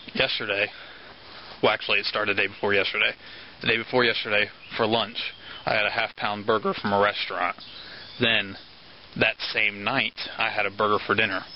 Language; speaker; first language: English; native; English